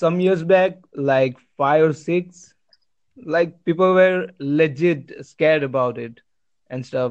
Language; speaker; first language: English; non-native, local second language; Gujarati